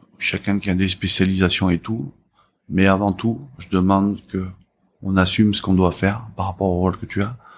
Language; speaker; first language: French; early bilingual, other home language; Korean